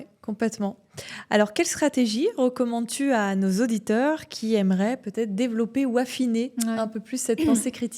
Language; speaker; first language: French; native; French